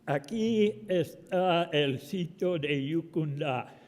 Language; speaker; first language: Spanish; non-native, fluent; English